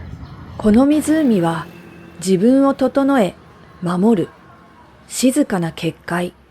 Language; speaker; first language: Japanese; native; Japanese